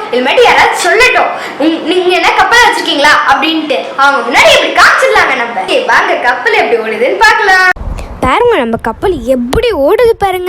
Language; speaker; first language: Tamil; native; Tamil